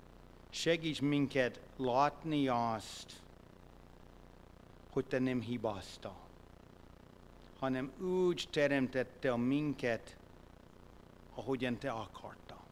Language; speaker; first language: Hungarian; non-native, fluent; English